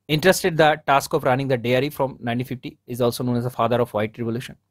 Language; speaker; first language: English; non-native, local second language; Bangla